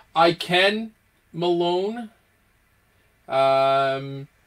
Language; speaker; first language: English; native; English